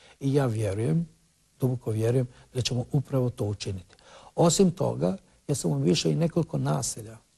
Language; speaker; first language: Croatian; non-native, local second language; Romany